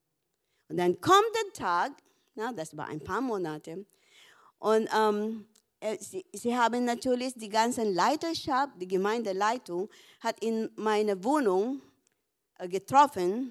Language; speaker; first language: German; non-native, learner; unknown